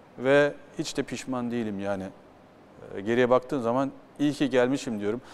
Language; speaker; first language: Turkish; early bilingual, heritage; Turkish